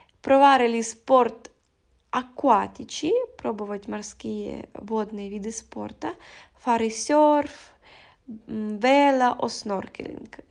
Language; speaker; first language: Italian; non-native, fluent; Russian